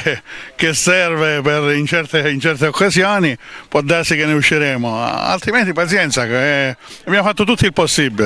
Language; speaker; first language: Italian; native; Italian